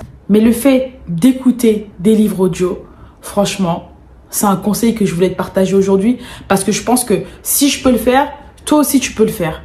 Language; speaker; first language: French; native; French